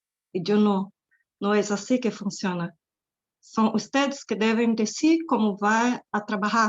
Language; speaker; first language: Spanish; non-native, fluent; Portuguese